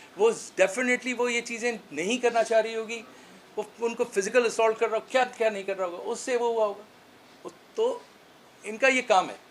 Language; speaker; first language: Urdu; non-native, local second language; Sindhi